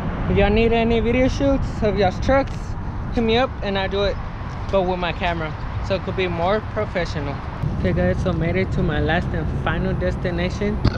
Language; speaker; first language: English; early bilingual, other home language; Spanish